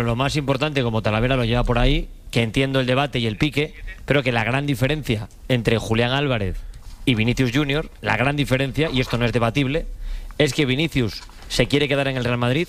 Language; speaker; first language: Spanish; native; Spanish